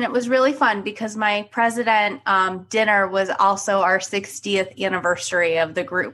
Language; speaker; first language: English; native; English